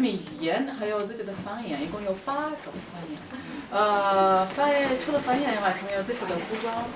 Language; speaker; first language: Chinese; non-native, fluent; Russian